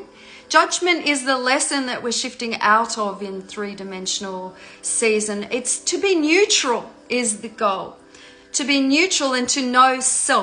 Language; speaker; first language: English; native; English